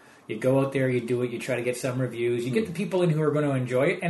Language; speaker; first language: English; native; English